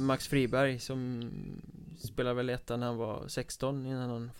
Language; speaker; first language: Swedish; native; Swedish